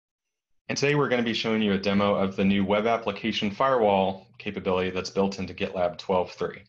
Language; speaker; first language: English; native; English